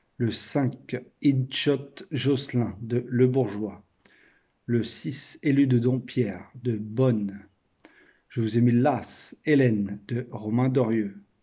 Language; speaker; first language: French; native; French